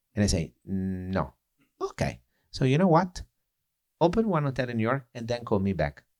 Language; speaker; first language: English; non-native, fluent; Italian